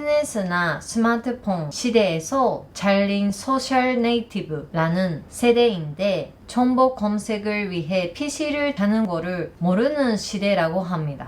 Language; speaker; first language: Korean; non-native, learner; Japanese